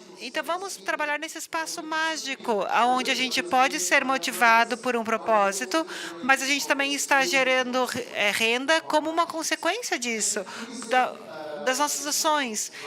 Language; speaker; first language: Portuguese; non-native, fluent; English